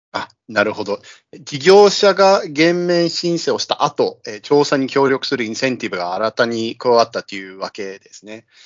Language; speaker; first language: Japanese; non-native, fluent; English